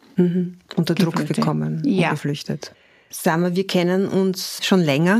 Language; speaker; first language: German; native; German